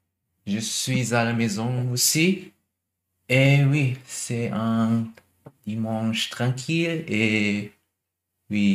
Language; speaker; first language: French; non-native, learner; German